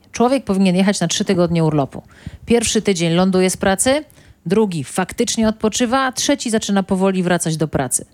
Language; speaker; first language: Polish; native; Polish